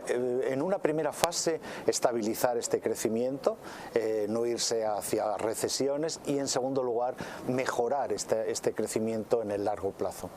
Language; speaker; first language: Spanish; native; Spanish